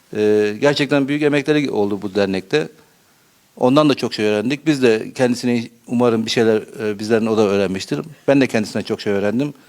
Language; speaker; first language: Turkish; native; Turkish